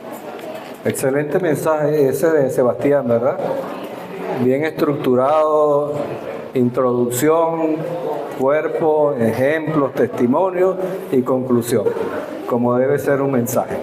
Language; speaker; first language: Spanish; native; Spanish